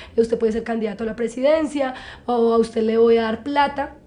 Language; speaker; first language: Spanish; native; Spanish